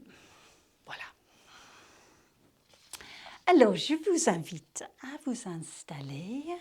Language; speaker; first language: French; native; French